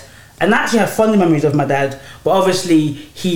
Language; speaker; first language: English; native; English